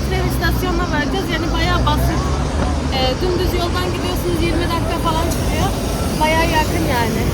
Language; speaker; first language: Turkish; early bilingual, heritage; Turkish